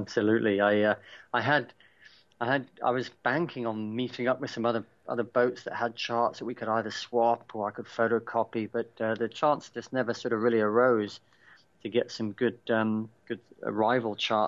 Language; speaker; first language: English; native; English